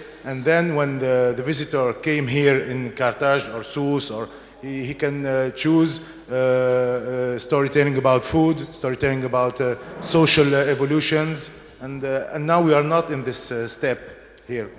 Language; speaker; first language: English; non-native, fluent; Arabic